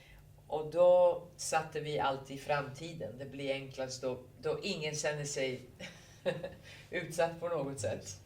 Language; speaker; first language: Swedish; non-native, fluent; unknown